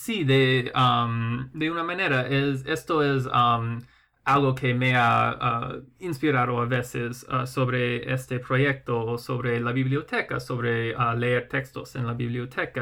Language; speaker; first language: Spanish; non-native, fluent; English